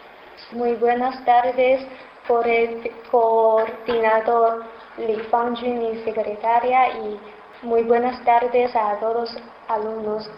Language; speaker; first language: Spanish; non-native, fluent; Chinese